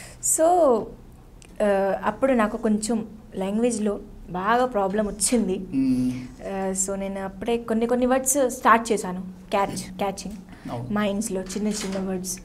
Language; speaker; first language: Telugu; non-native, learner; Hindi